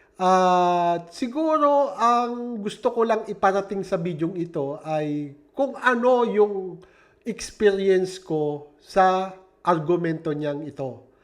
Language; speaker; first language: Filipino; native; Filipino